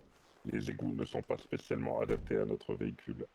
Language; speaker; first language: French; native; French